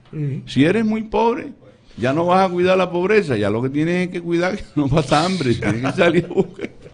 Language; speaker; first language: Spanish; native; Spanish